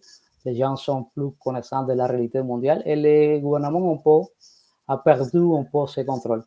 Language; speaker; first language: French; non-native, fluent; Spanish